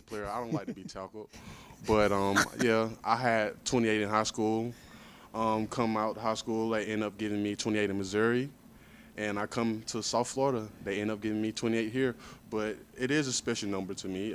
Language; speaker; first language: English; native; English